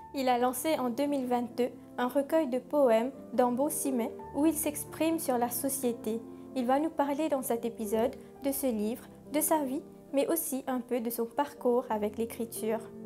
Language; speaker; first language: French; non-native, local second language; Morisyen